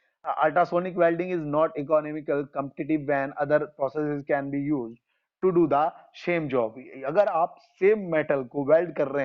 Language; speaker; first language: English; non-native, local second language; Hindi